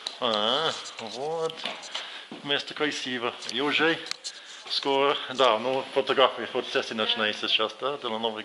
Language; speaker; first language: Russian; non-native, learner; English